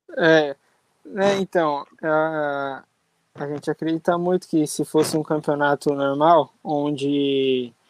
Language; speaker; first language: Portuguese; native; Portuguese